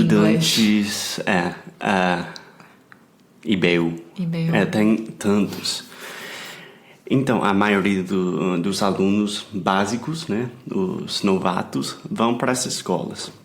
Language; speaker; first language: Portuguese; non-native, fluent; English